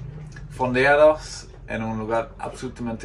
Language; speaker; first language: Spanish; non-native, fluent; English